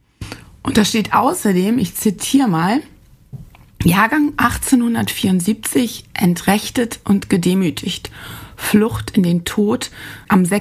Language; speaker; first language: German; native; German